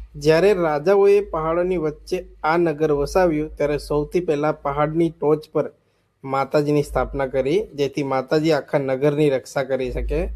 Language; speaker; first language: Gujarati; native; Gujarati